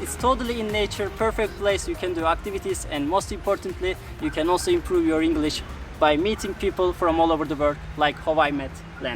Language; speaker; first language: English; non-native, fluent; Turkish